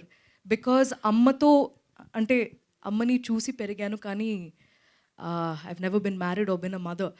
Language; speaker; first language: Telugu; non-native, fluent; Malayalam